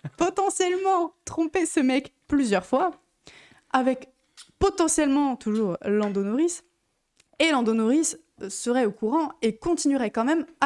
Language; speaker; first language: French; native; French